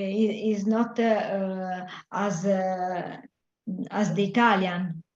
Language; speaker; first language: English; non-native, learner; Italian